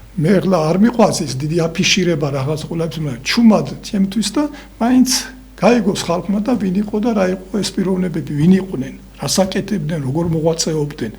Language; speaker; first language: Georgian; non-native, local second language; Svan